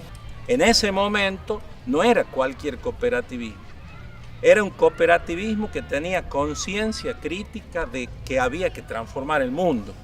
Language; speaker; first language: Spanish; native; Spanish